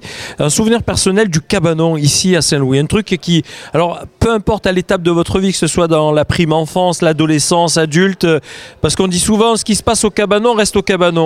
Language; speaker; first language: French; native; French